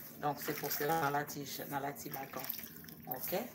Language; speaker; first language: French; non-native, local second language; Lingala